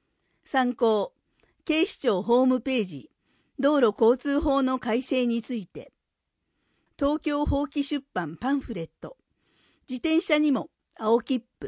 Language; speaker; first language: Japanese; native; Japanese